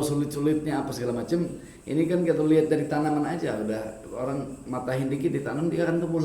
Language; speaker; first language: Indonesian; non-native, fluent; English